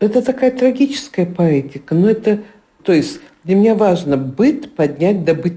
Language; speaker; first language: Polish; non-native, learner; Russian